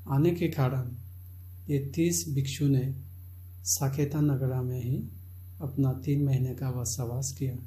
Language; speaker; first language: Hindi; non-native, local second language; Chakma